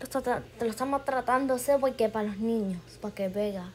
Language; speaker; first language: Spanish; early bilingual, heritage; Spanish